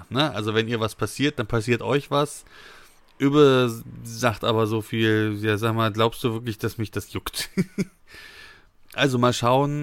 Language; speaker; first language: German; native; German